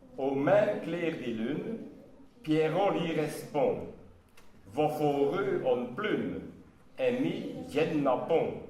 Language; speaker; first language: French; non-native, local second language; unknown